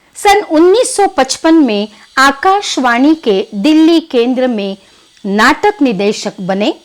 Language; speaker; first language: Hindi; non-native, local second language; Kannada